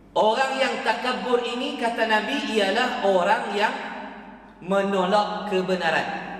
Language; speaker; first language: Malay; native; Malay